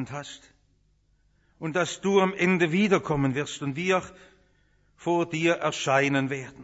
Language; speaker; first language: German; native; German